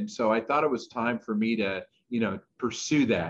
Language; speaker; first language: English; native; English